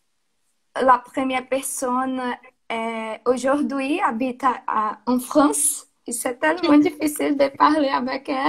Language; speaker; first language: French; non-native, learner; Portuguese